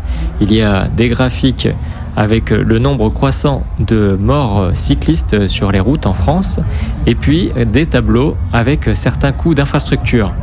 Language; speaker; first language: French; native; French